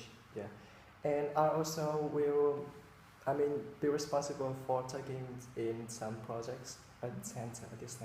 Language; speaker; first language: English; non-native, fluent; Vietnamese